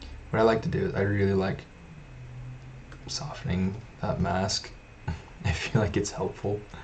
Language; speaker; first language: English; native; English